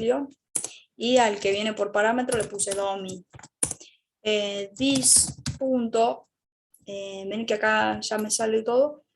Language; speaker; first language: Spanish; native; Spanish